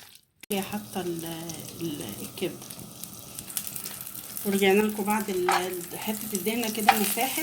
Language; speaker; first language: Arabic; native; Arabic